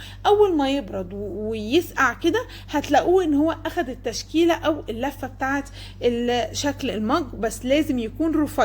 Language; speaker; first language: Arabic; native; Arabic